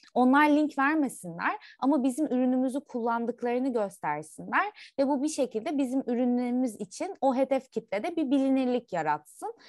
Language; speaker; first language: Turkish; native; Turkish